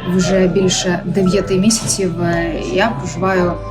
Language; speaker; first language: Ukrainian; native; Ukrainian